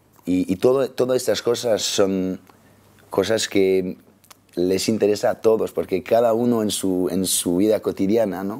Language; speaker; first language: Spanish; non-native, fluent; French